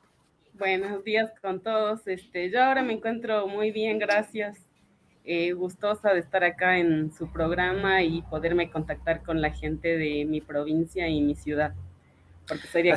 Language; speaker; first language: Spanish; native; Spanish